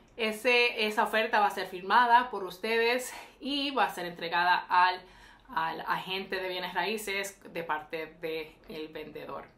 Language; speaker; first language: Spanish; early bilingual, heritage; Spanish